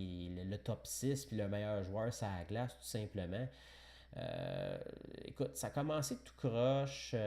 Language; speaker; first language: French; native; French